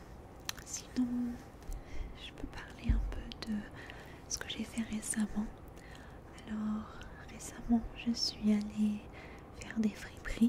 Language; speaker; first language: French; early bilingual, heritage; French